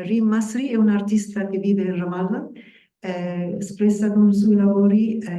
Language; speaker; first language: Italian; non-native, fluent; Spanish